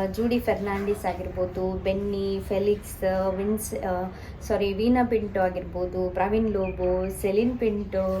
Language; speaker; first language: Kannada; non-native, local second language; Tulu